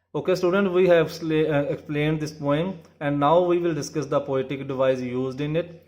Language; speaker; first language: English; non-native, local second language; Punjabi